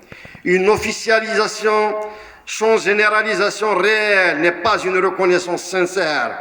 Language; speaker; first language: French; non-native, local second language; Kabyle